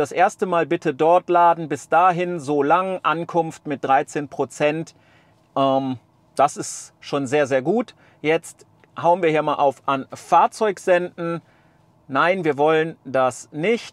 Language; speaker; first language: German; native; German